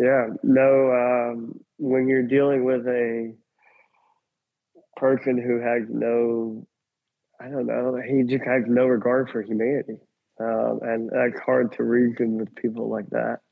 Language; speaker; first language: English; native; English